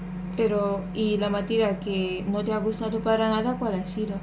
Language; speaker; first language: Spanish; early bilingual, other home language; Romanian